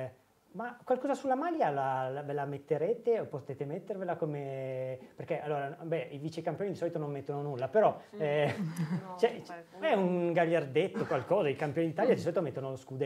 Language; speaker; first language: Italian; native; Italian